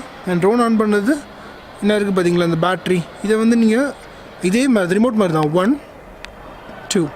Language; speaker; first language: Tamil; native; Tamil